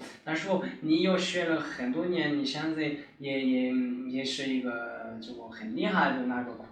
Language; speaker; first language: Chinese; non-native, learner; French